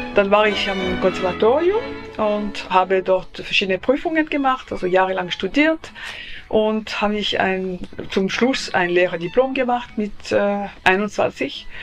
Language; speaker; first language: German; non-native, local second language; French